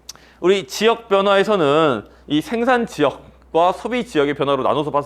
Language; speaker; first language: Korean; native; Korean